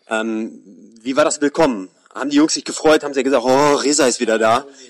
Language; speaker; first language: German; native; German